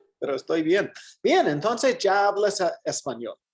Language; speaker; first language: Spanish; non-native, fluent; English